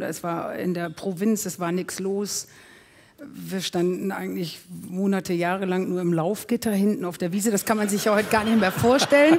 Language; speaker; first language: German; native; German